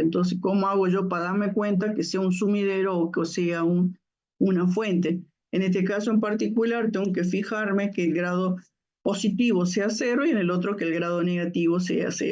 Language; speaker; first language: Spanish; native; Spanish